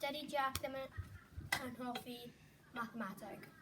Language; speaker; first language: Welsh; non-native, local second language; English